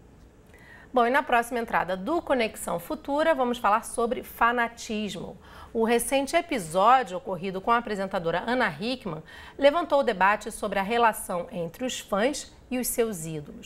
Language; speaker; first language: Portuguese; native; Portuguese